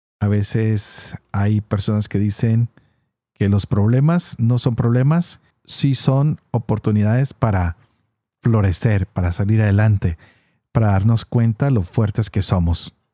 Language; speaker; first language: Spanish; native; Spanish